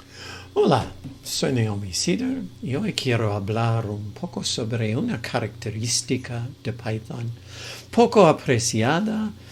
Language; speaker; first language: Spanish; non-native, fluent; English